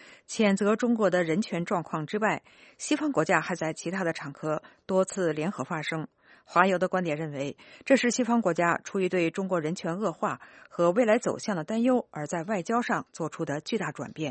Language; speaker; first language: Chinese; native; Chinese